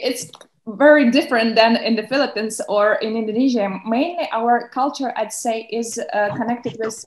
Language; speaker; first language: English; non-native, fluent; Belarusian